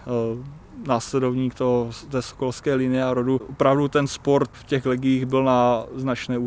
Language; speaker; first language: Czech; native; Czech